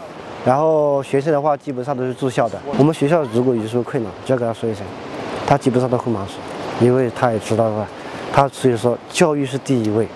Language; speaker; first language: Chinese; native; Chinese